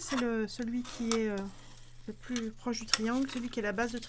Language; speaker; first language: French; native; French